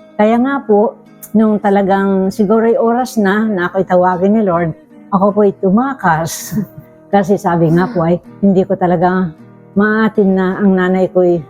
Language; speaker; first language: Filipino; native; Filipino